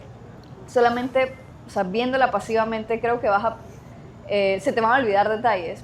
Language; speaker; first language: Spanish; native; Spanish